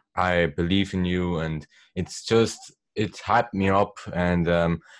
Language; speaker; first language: English; non-native, learner; Swiss German